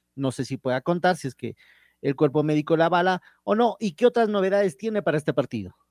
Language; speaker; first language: Spanish; native; Spanish